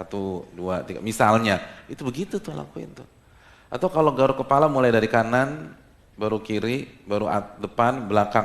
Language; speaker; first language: Indonesian; native; Indonesian